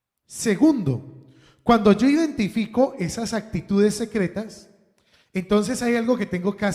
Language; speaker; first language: Spanish; native; Spanish